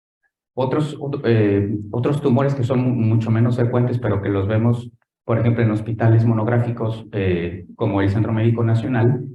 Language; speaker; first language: Spanish; native; Spanish